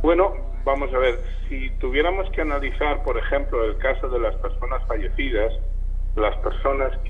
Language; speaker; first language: Spanish; native; Spanish